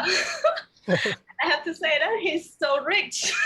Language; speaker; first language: English; non-native, learner; Vietnamese